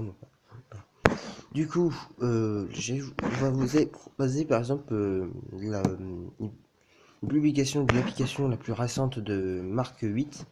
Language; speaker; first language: French; native; French